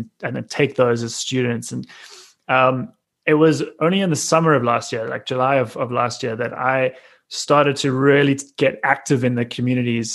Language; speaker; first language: English; native; English